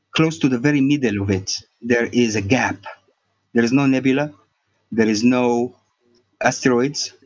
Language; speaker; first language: English; non-native, fluent; Arabic